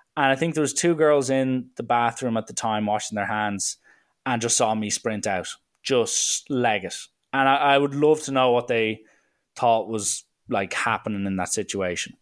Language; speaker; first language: English; native; English